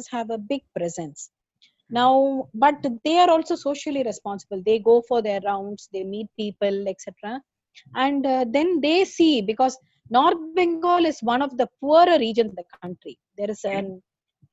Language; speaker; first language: English; non-native, local second language; Tamil